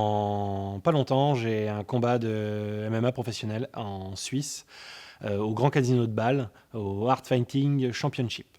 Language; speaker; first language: French; native; French